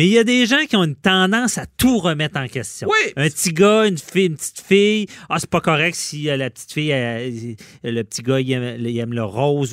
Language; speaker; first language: French; native; French